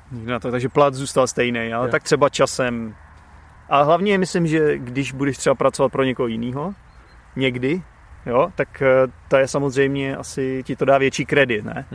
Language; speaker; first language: Czech; native; Czech